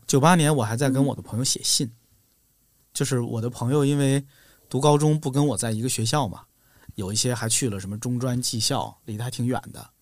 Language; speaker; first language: Chinese; native; Chinese